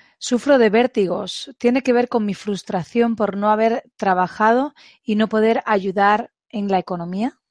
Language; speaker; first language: Spanish; native; Spanish